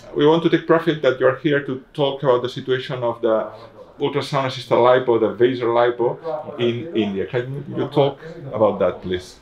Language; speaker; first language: English; non-native, fluent; Spanish